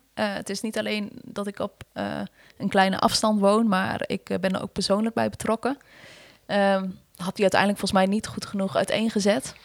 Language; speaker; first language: Dutch; native; Dutch